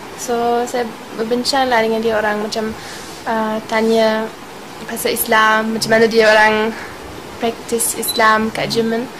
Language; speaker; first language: Malay; non-native, fluent; German